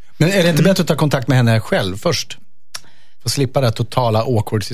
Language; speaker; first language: Swedish; native; Swedish